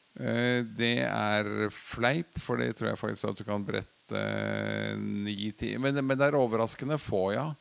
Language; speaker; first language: Norwegian; early bilingual, other home language; Latvian